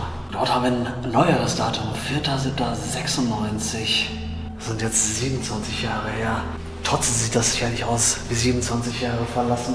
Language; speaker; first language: German; native; German